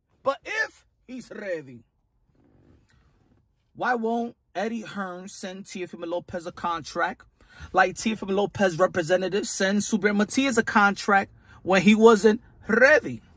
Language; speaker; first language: English; early bilingual, other home language; Spanish